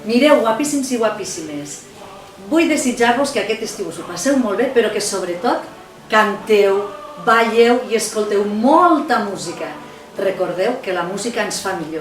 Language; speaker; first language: Catalan; native; Catalan